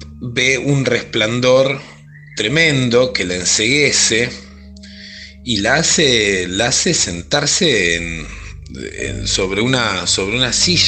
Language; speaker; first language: Spanish; native; Spanish